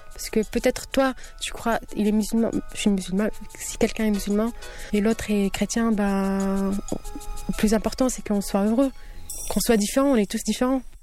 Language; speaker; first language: French; non-native, local second language; Kabyle